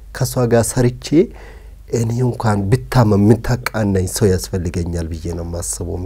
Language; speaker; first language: Amharic; early bilingual, other home language; Oromo